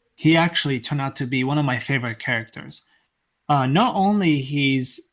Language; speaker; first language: English; non-native, fluent; Italian